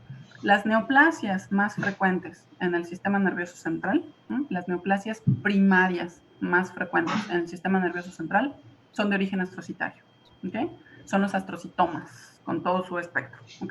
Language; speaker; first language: Spanish; native; Spanish